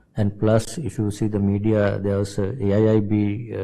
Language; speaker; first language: English; non-native, local second language; Sinhala